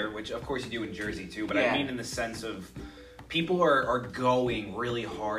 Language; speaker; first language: English; native; English